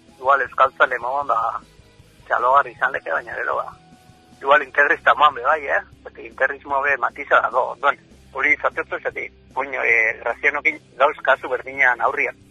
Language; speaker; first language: Basque; native; Basque